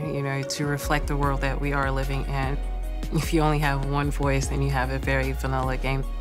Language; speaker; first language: English; non-native, local second language; Yoruba